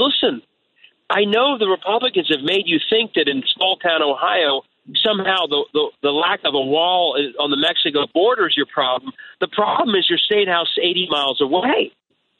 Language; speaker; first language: English; native; English